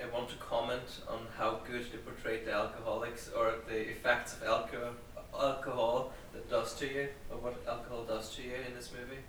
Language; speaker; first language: English; non-native, fluent; German